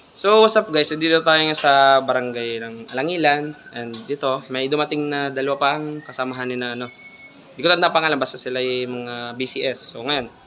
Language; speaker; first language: Filipino; native; Filipino